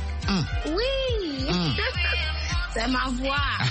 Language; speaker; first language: French; non-native, learner; Akan